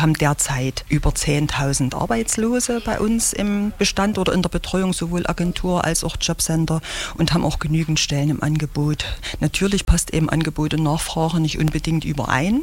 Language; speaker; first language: German; native; German